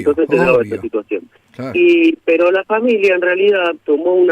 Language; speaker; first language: Spanish; native; Spanish